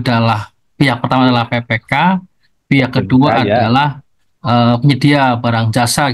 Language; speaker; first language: Indonesian; native; Indonesian